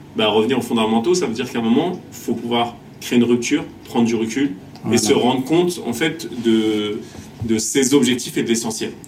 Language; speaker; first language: French; native; French